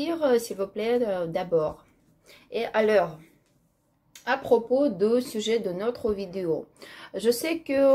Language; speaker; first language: French; non-native, learner; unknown